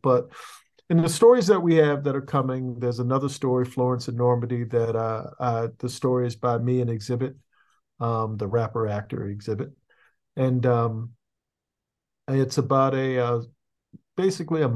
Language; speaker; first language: English; native; English